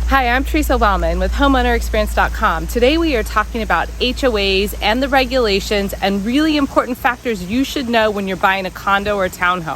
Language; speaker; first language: English; native; English